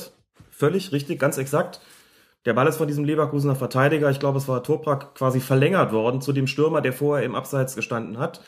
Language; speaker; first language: German; native; German